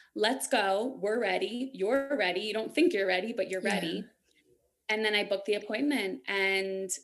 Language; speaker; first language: English; native; English